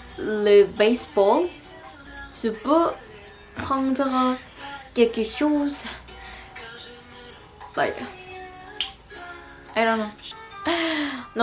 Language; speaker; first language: French; non-native, learner; Korean